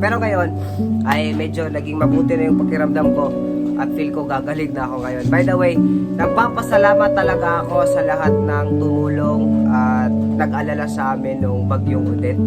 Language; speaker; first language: Filipino; non-native, local second language; Cebuano